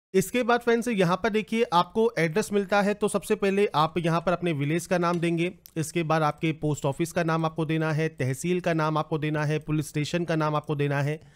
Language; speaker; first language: Hindi; native; Hindi